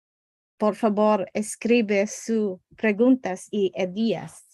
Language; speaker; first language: Spanish; non-native, learner; English